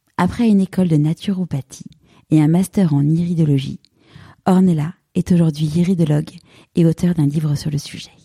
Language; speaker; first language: French; native; French